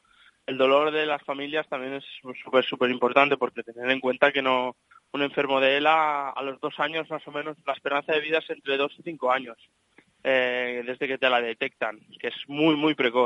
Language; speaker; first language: Spanish; native; Spanish